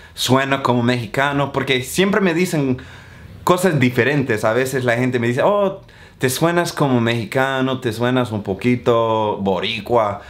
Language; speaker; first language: Spanish; non-native, fluent; English